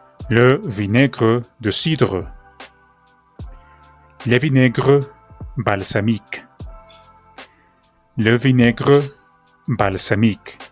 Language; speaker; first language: French; non-native, fluent; Spanish